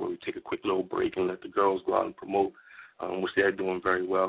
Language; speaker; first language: English; native; English